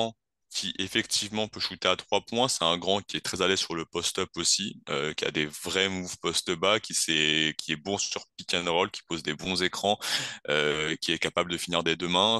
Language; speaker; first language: French; native; French